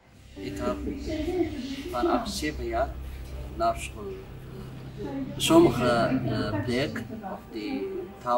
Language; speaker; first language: Dutch; non-native, learner; Tigrinya